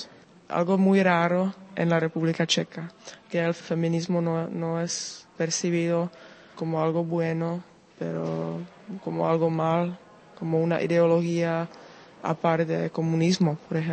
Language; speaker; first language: Spanish; non-native, fluent; Czech